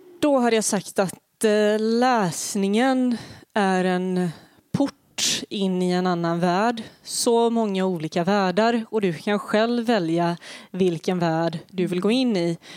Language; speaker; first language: Swedish; early bilingual, other home language; Bosnian